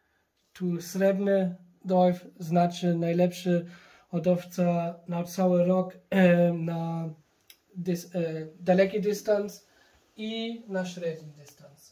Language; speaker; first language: Polish; early bilingual, heritage; German